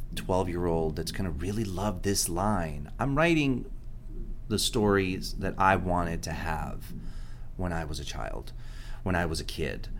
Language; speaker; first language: English; early bilingual, other home language; Spanish